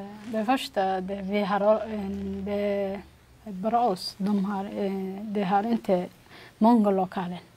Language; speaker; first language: Swedish; non-native, learner; Somali